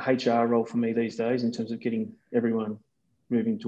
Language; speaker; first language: English; native; English